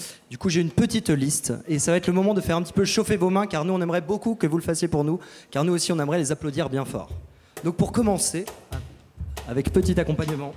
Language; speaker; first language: French; native; French